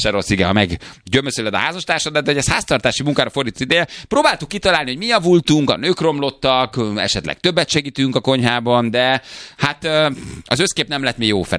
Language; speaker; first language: Hungarian; native; Hungarian